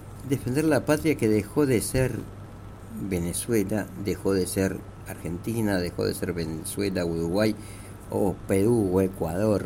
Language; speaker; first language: Spanish; native; Spanish